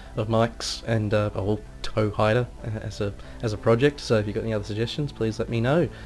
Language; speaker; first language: English; native; English